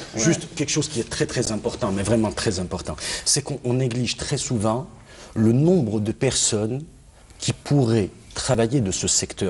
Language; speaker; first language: French; non-native, local second language; Arabic